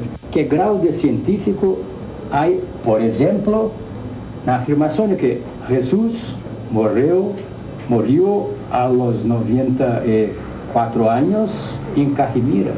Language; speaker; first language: Spanish; non-native, fluent; Portuguese